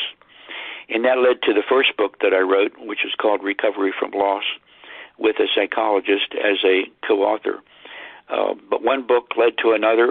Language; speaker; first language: English; native; English